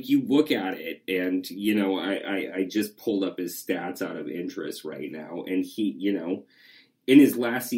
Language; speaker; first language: English; native; English